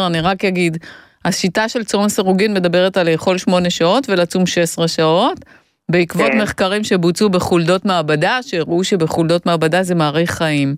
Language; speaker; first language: Hebrew; native; Hebrew